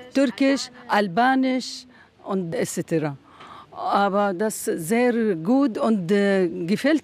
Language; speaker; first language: German; non-native, learner; Arabic